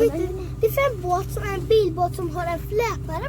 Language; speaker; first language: Swedish; early bilingual, other home language; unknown